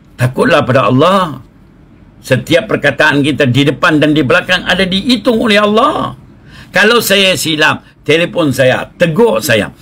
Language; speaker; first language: Malay; non-native, local second language; Tamil